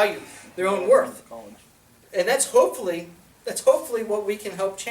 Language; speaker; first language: English; native; English